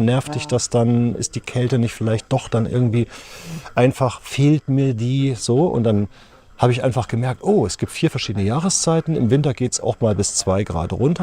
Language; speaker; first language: German; native; German